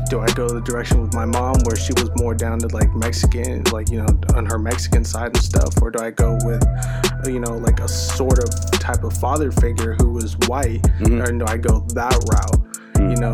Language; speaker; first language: English; native; English